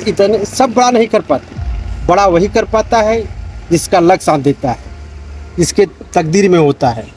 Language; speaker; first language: Hindi; native; Hindi